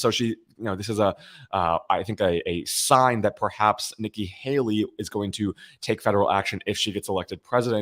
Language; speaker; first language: English; native; English